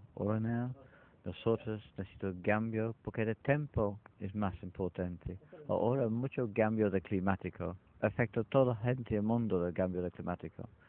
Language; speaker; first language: Spanish; non-native, learner; English